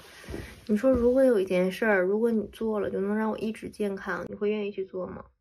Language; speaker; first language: Chinese; native; Chinese